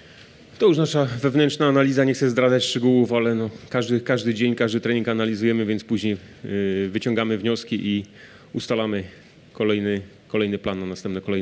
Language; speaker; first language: Polish; native; Polish